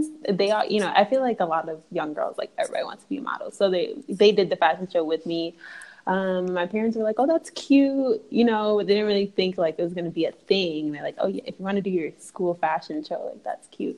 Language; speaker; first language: English; native; English